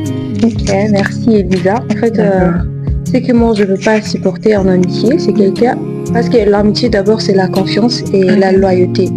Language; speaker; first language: French; non-native, local second language; Swahili